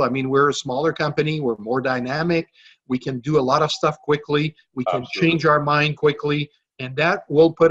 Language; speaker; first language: English; non-native, local second language; French